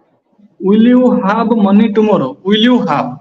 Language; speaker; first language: English; non-native, local second language; Odia